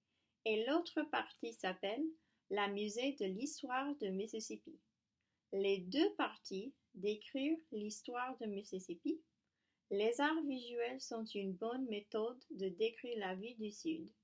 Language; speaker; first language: French; non-native, learner; English